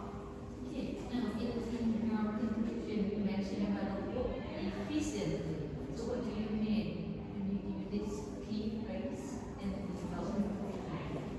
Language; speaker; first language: English; non-native, fluent; Vietnamese